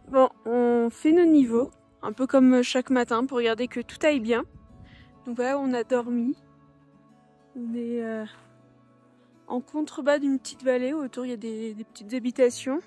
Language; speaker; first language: French; native; French